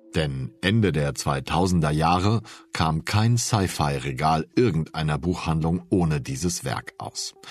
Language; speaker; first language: German; native; German